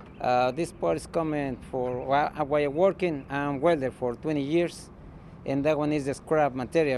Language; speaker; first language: English; non-native, learner; Spanish